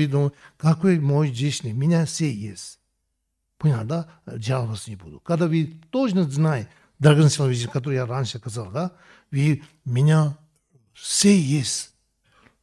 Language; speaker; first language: Russian; non-native, learner; Tibetan